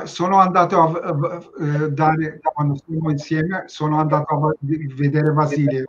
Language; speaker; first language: Italian; non-native, learner; Turkish